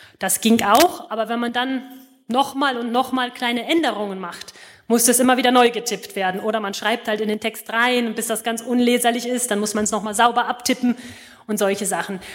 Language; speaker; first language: German; native; German